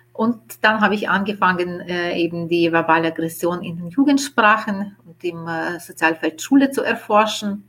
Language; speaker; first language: German; non-native, fluent; Ukrainian